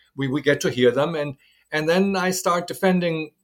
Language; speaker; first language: English; non-native, fluent; German